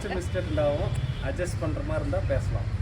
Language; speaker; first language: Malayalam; non-native, learner; Tamil